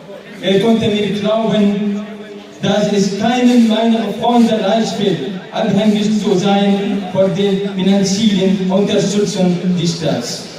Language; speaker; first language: German; non-native, learner; Arabic